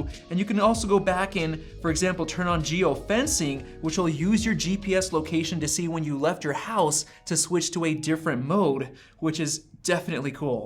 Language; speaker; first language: English; native; English